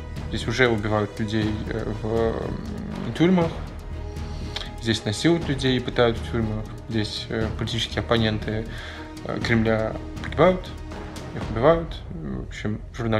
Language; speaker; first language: Russian; native; Russian